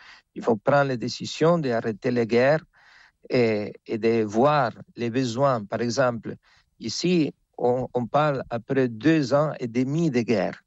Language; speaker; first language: French; non-native, fluent; Spanish